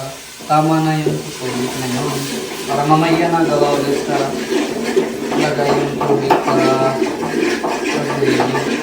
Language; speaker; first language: Filipino; non-native, learner; Hindi